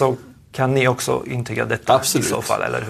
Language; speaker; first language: Swedish; non-native, fluent; Polish